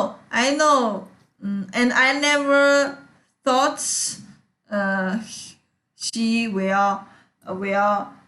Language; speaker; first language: English; non-native, learner; Chinese